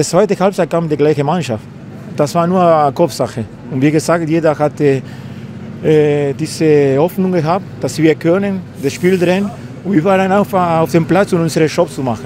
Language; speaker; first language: German; non-native, fluent; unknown